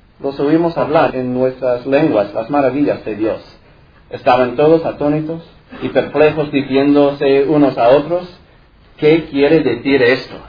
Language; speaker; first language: Spanish; non-native, fluent; English